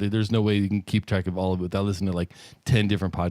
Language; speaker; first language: English; native; English